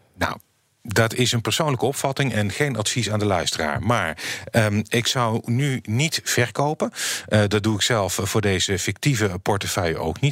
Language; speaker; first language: Dutch; native; Dutch